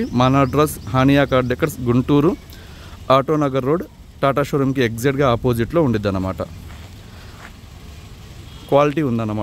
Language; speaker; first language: Telugu; native; Telugu